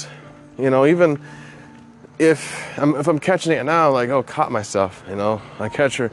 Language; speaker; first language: English; native; English